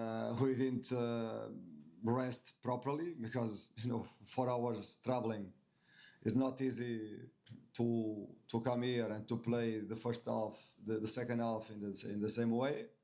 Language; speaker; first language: English; non-native, fluent; Portuguese